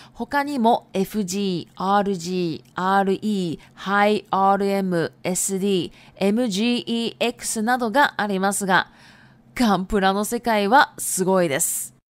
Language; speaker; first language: Japanese; non-native, fluent; Chinese